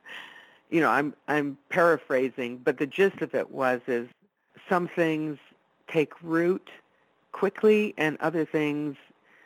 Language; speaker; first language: English; non-native, fluent; Italian